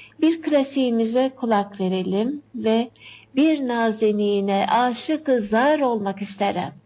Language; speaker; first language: Turkish; native; Turkish